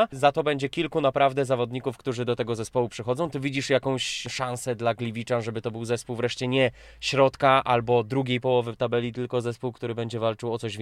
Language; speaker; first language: Polish; native; Polish